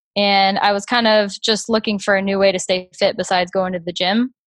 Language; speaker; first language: English; native; English